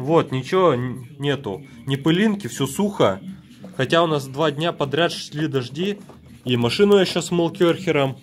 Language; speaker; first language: Russian; native; Russian